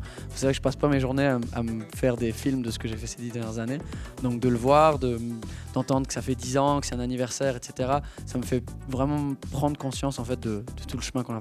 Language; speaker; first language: French; native; French